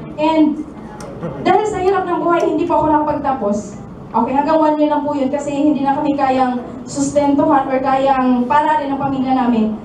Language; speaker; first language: Filipino; non-native, local second language; Cebuano